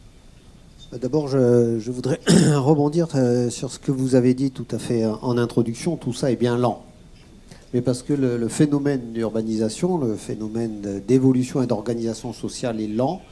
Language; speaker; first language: French; native; French